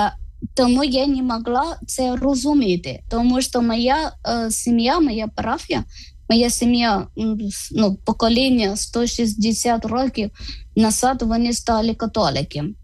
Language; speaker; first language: Ukrainian; non-native, learner; Malayalam